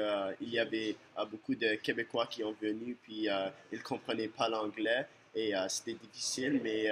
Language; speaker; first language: French; non-native, local second language; English